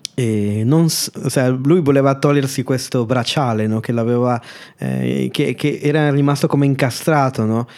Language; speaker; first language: Italian; non-native, fluent; Spanish